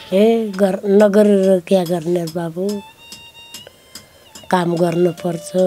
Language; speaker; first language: Nepali; non-native, local second language; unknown